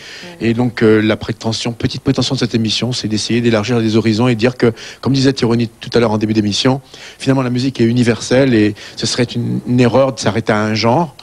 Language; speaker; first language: French; native; French